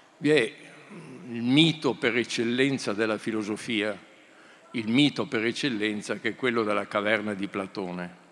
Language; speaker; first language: Italian; native; Italian